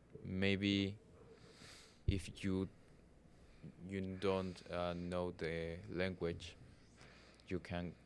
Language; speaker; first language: English; non-native, learner; Spanish